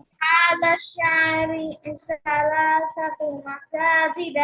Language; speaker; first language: Arabic; non-native, learner; Bangla